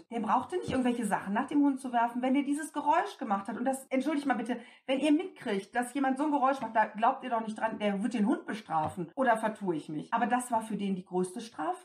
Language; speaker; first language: German; native; German